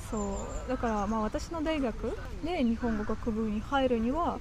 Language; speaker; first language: Japanese; non-native, fluent; Russian